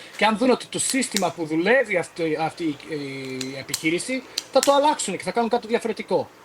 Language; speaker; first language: Greek; early bilingual, heritage; Greek